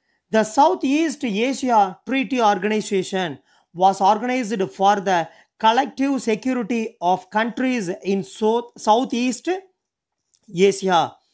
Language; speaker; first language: English; non-native, local second language; Tamil